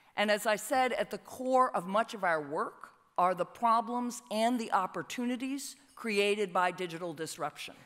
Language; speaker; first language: English; native; English